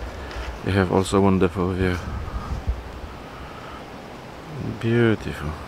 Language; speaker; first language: English; non-native, fluent; Polish